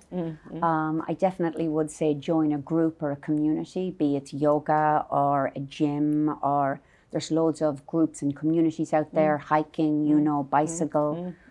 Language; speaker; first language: English; native; English